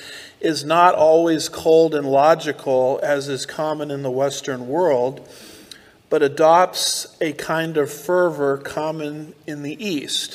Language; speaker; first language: English; native; English